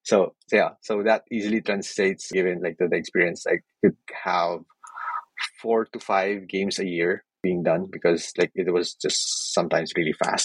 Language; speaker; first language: English; non-native, local second language; Filipino